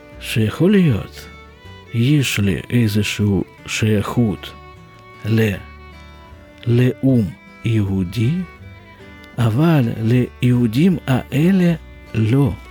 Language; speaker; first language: Hebrew; non-native, fluent; Russian